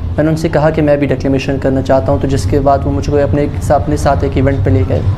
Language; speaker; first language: Urdu; non-native, local second language; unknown